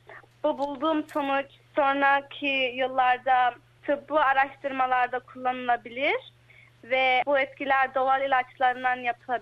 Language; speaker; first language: Turkish; early bilingual, heritage; Turkish